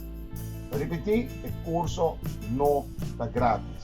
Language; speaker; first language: Portuguese; non-native, learner; Papiamento